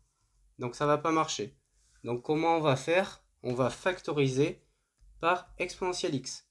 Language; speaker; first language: French; native; French